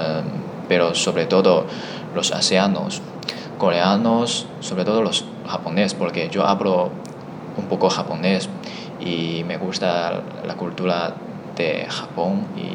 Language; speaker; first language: Spanish; non-native, learner; Chinese